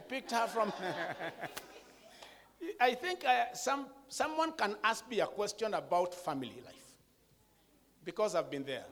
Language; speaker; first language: English; non-native, local second language; Kikuyu